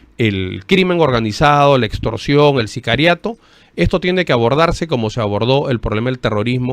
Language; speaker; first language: Spanish; native; Spanish